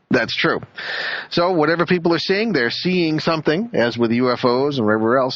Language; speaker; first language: English; native; English